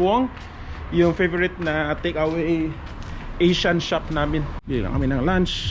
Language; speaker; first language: Filipino; non-native, local second language; Cebuano